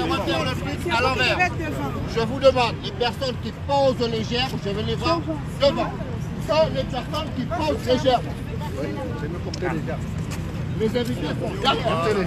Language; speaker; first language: French; non-native, fluent; Khmer